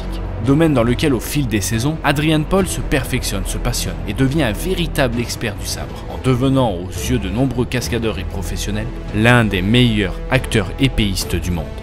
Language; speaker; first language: French; native; French